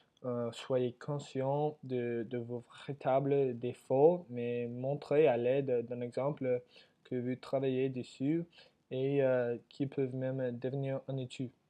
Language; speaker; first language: French; non-native, learner; English